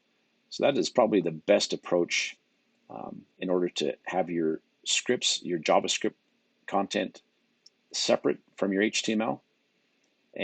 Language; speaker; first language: English; native; English